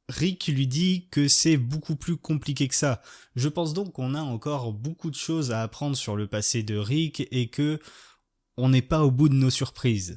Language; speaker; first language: French; native; French